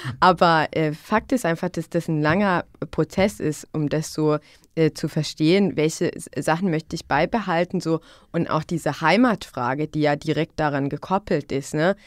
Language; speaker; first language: German; non-native, fluent; Bosnian